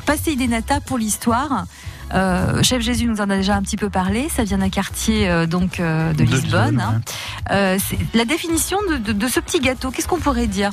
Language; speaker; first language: French; native; French